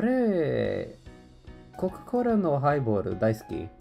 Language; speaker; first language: Japanese; non-native, learner; English